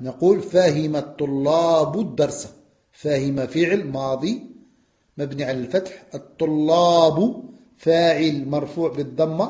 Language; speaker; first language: Arabic; non-native, fluent; French